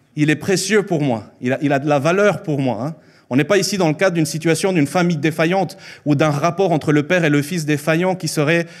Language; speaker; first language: French; early bilingual, other home language; Spanish